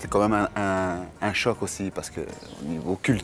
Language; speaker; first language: French; native; French